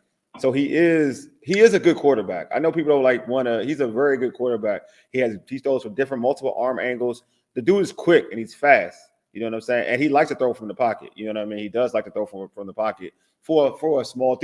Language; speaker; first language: English; native; English